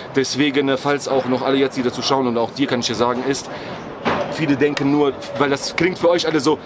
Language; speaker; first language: German; early bilingual, other home language; Ukrainian